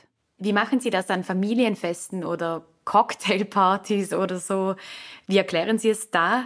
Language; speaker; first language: German; native; German